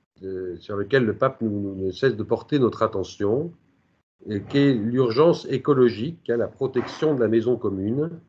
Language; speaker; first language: French; native; French